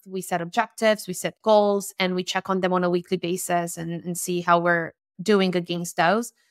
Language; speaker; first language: English; non-native, fluent; Romanian